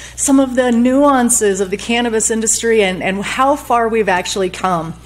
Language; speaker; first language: English; native; English